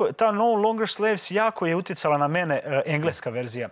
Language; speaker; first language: Croatian; native; Croatian